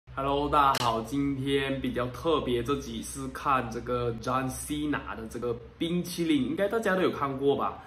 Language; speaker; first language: Chinese; native; Chinese